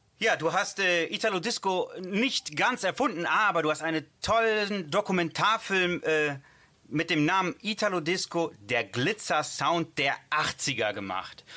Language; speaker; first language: German; early bilingual, other home language; Italian